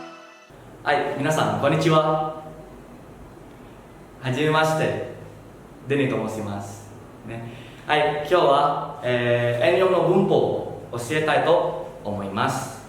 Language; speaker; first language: Japanese; non-native, fluent; Indonesian